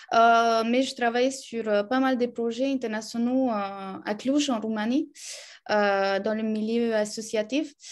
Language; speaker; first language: French; non-native, fluent; Romanian